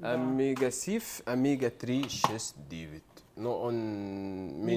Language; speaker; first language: Russian; non-native, learner; Arabic